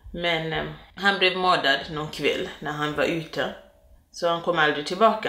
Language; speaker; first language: Swedish; non-native, fluent; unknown